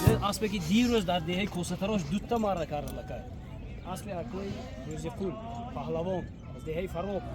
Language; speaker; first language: Persian; native; Persian